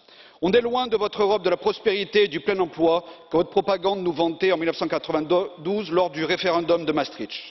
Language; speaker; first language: French; native; French